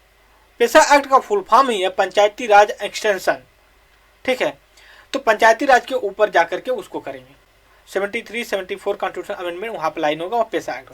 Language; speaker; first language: Hindi; native; Hindi